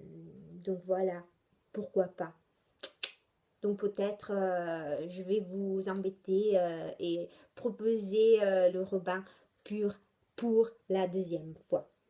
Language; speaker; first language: French; non-native, fluent; Italian